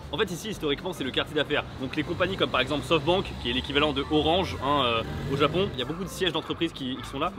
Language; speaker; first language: French; native; French